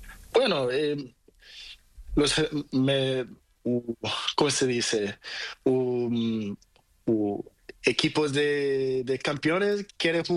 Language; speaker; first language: Spanish; non-native, learner; Portuguese